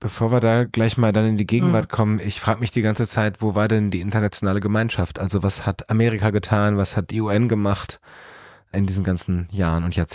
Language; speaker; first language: German; native; German